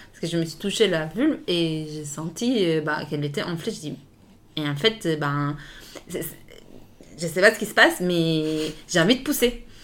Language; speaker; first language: French; non-native, fluent; Italian